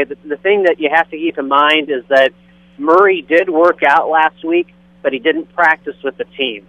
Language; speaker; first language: English; native; English